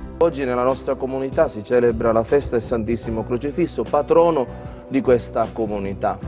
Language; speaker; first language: Italian; native; Italian